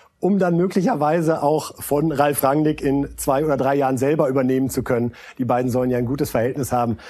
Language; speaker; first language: German; native; German